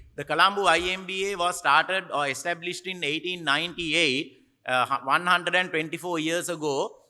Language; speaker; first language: English; non-native, local second language; Sinhala